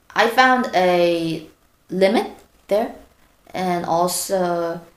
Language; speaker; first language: English; non-native, fluent; Korean